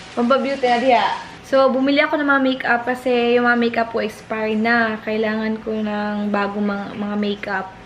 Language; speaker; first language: Filipino; native; Filipino